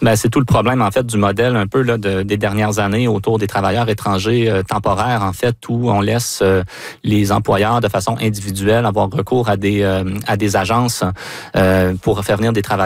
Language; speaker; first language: French; native; French